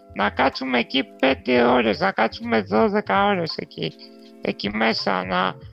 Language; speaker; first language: Greek; non-native, fluent; Romanian